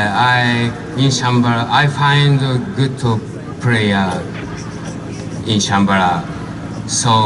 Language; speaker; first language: English; non-native, learner; Japanese